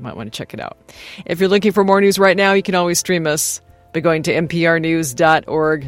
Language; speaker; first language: English; native; English